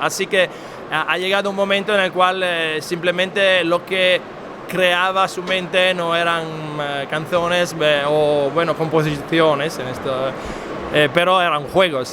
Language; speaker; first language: Spanish; non-native, fluent; Italian